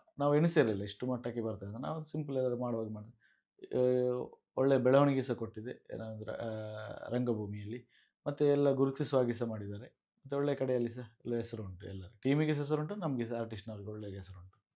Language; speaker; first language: Kannada; non-native, local second language; Tulu